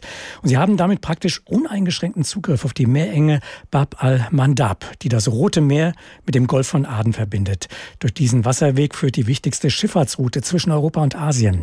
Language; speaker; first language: German; native; German